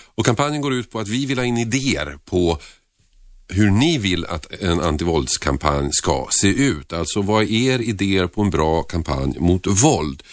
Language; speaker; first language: Swedish; early bilingual, other home language; Finnish